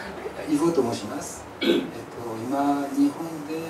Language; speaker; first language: Japanese; non-native, learner; French